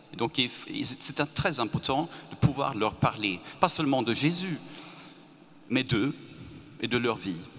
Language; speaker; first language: French; non-native, fluent; Swedish